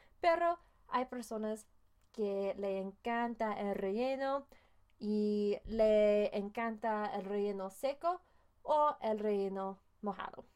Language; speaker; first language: Spanish; non-native, fluent; English